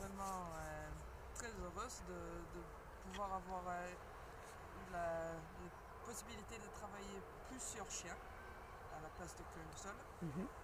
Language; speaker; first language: French; non-native, fluent; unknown